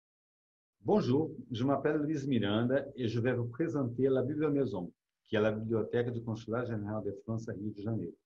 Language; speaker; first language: French; non-native, fluent; Portuguese